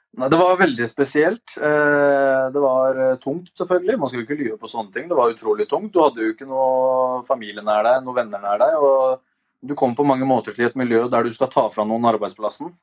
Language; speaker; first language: Norwegian; early bilingual, other home language; Albanian